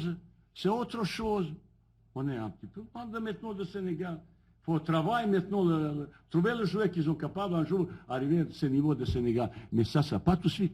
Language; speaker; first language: French; non-native, fluent; Bosnian